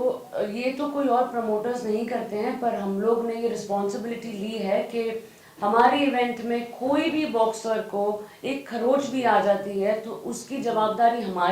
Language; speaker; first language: Hindi; native; Hindi